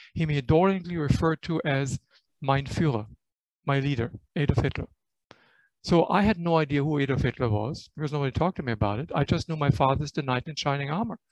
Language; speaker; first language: English; non-native, fluent; German